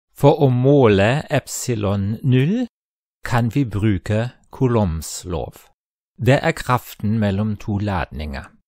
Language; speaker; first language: Norwegian; non-native, fluent; German